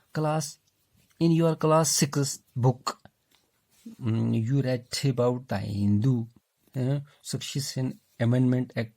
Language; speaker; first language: English; non-native, local second language; Urdu